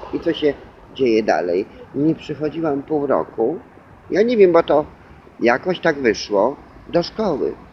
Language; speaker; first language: Polish; native; Polish